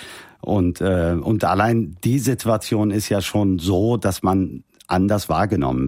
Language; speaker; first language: German; early bilingual, heritage; Turkish